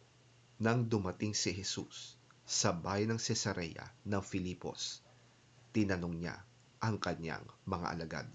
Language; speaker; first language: Filipino; native; Filipino